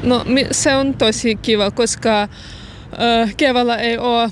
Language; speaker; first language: Finnish; non-native, learner; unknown